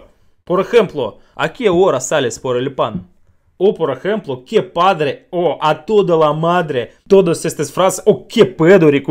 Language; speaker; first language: Spanish; non-native, learner; Russian